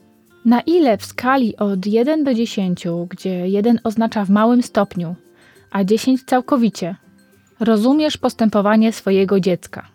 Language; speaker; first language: Polish; native; Polish